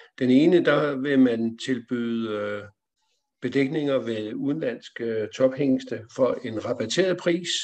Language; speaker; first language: Danish; native; Danish